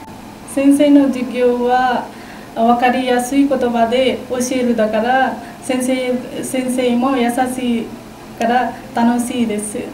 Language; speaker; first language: Japanese; non-native, learner; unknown